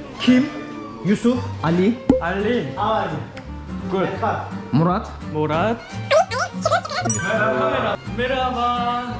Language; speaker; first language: Turkish; non-native, learner; Korean